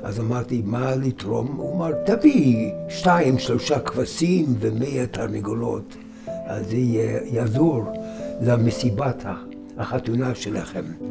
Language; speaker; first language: Hebrew; non-native, fluent; English